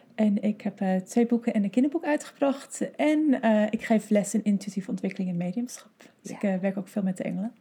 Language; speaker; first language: Dutch; non-native, fluent; English